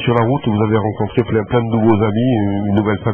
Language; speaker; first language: French; native; French